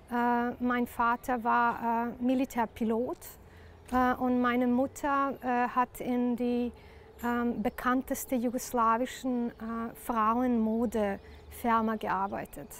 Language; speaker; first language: German; non-native, learner; Serbian